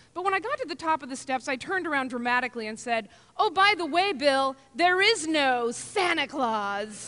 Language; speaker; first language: English; native; English